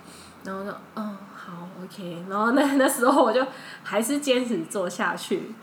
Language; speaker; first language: Chinese; early bilingual, heritage; Chinese